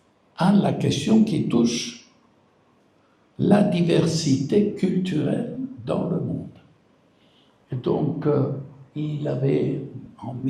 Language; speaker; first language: French; non-native, fluent; Spanish